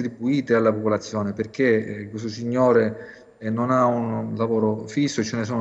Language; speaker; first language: Italian; native; Italian